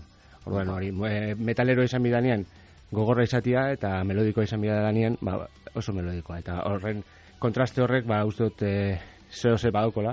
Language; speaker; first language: Basque; native; Basque